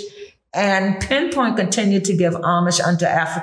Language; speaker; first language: English; early bilingual, other home language; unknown